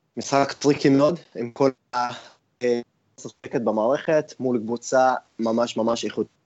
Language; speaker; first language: Hebrew; non-native, local second language; Arabic